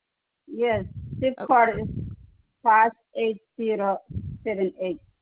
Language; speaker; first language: English; non-native, learner; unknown